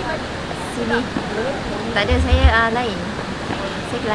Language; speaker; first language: Malay; native; Malay